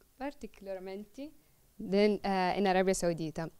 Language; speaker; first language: Italian; non-native, learner; Arabic